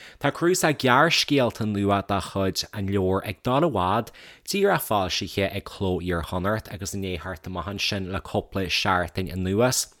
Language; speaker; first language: Irish; native; Irish